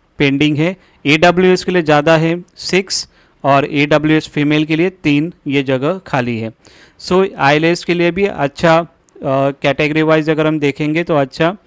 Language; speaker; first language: Hindi; non-native, local second language; Marathi